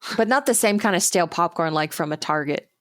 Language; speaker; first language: English; native; English